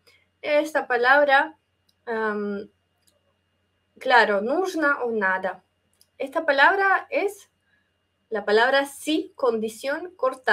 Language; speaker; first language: Spanish; non-native, fluent; Russian